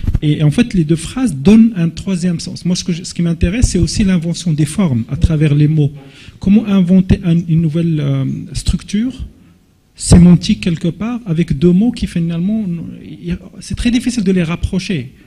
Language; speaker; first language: French; non-native, local second language; Arabic